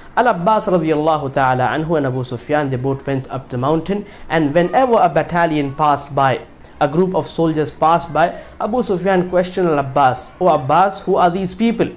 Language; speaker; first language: English; non-native, local second language; Urdu